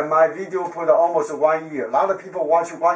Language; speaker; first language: English; non-native, learner; Chinese